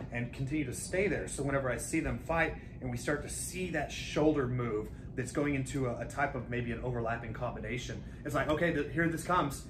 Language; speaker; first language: English; native; English